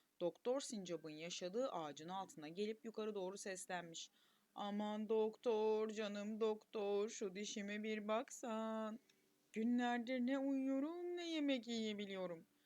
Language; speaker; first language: Turkish; native; Turkish